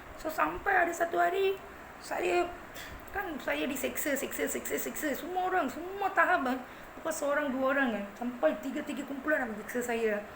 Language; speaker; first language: Malay; non-native, local second language; Tamil